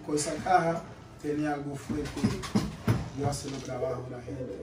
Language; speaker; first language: Spanish; non-native, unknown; Haitian Creole